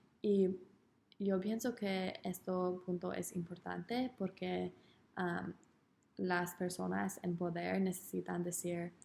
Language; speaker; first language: Spanish; non-native, learner; English